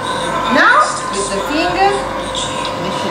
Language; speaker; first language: English; non-native, learner; Italian